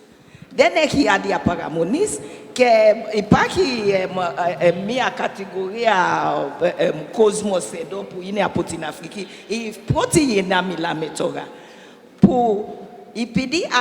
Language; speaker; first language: Greek; non-native, learner; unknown